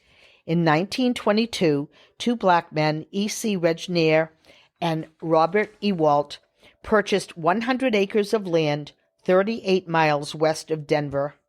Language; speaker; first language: English; native; English